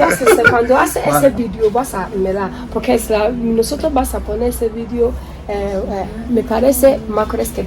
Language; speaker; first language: Spanish; non-native, learner; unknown